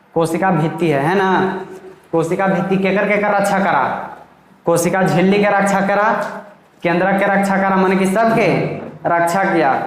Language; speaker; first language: Hindi; native; Hindi